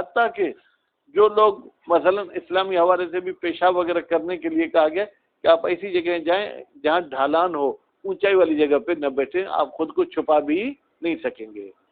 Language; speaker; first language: Urdu; non-native, local second language; Sindhi